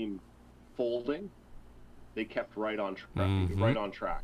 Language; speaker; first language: English; native; English